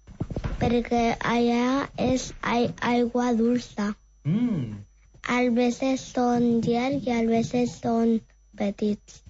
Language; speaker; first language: Catalan; non-native, learner; Spanish